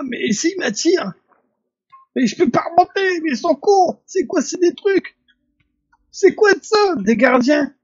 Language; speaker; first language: French; native; French